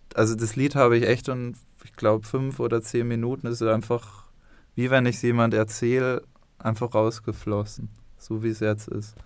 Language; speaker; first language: German; native; German